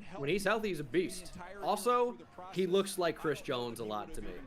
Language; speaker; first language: English; native; English